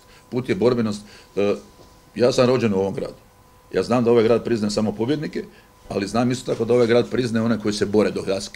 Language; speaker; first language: Croatian; native; Croatian